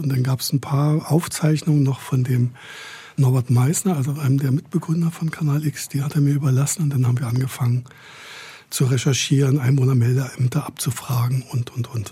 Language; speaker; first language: German; native; German